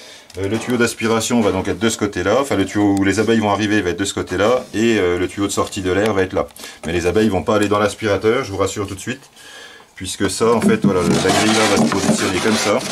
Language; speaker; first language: French; native; French